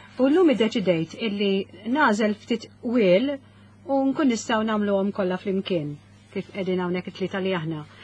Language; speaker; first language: Maltese; native; Maltese